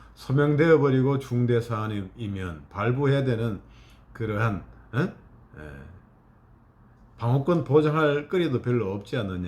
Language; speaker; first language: Korean; native; Korean